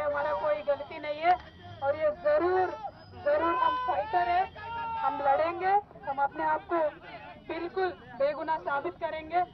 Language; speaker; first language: Hindi; non-native, local second language; Telugu